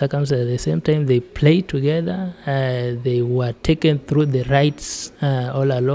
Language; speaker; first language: English; non-native, local second language; Kalenjin